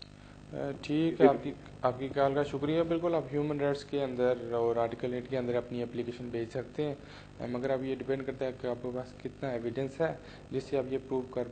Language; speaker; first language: Urdu; native; Urdu